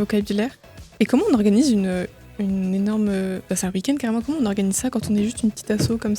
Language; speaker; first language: French; native; French